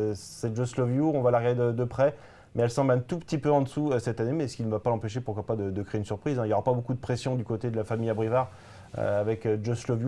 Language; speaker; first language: French; native; French